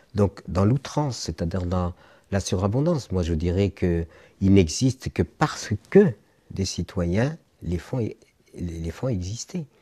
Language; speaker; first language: French; non-native, local second language; Arabic